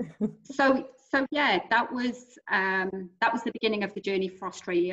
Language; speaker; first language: English; native; English